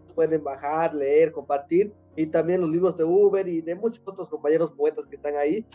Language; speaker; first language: Spanish; non-native, local second language; Nahuatl languages